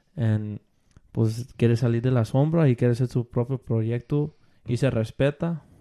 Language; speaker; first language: Spanish; early bilingual, other home language; English